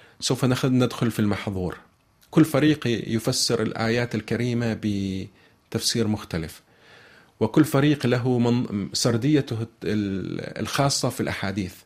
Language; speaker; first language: Arabic; native; Arabic